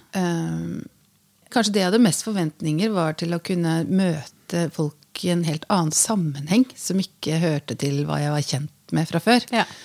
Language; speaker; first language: Norwegian; native; Norwegian